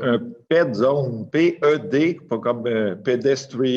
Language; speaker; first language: French; native; French